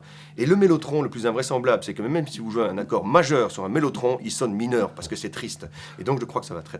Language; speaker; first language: French; native; French